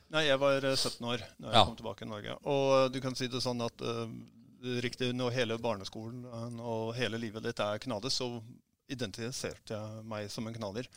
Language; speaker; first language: Norwegian; early bilingual, heritage; Norwegian